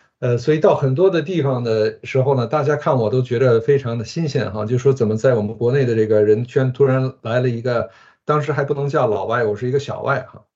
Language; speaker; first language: Chinese; early bilingual, other home language; Japanese